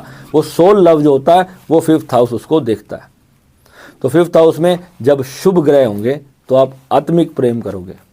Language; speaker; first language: Hindi; native; Hindi